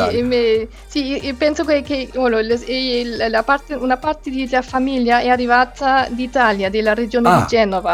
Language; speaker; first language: Italian; non-native, learner; Spanish